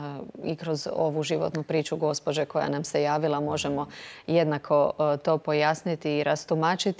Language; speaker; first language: Croatian; native; Croatian